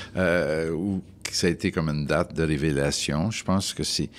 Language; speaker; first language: French; native; French